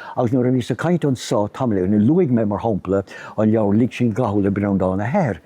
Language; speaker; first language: Irish; native; Irish